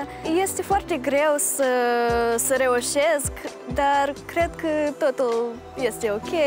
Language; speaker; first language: Romanian; early bilingual, heritage; Romanian